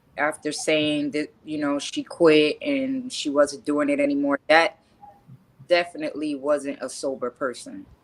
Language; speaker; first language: English; native; English